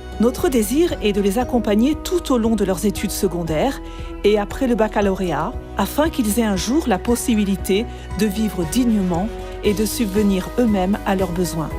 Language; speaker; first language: French; native; French